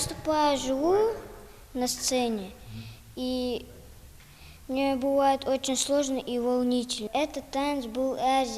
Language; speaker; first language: Russian; non-native, local second language; Ingush